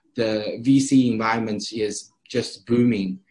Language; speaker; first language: English; non-native, fluent; Chinese